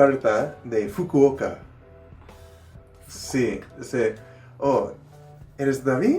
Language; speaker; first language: Spanish; non-native, learner; English